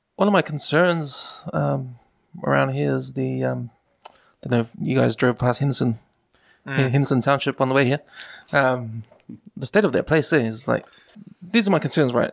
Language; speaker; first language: English; native; English